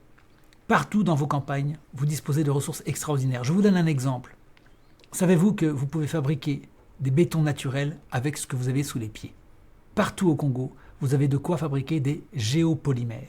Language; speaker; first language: French; native; French